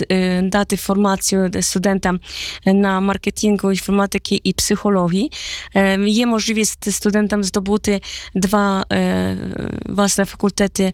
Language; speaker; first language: Polish; non-native, learner; Ukrainian